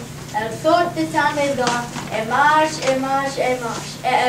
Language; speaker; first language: French; non-native, learner; English